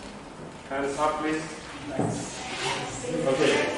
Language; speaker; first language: English; non-native, fluent; Indonesian